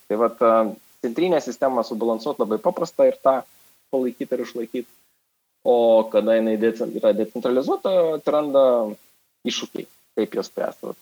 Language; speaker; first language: Lithuanian; non-native, local second language; Russian